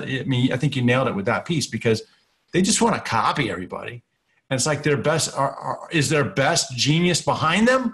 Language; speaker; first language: English; native; English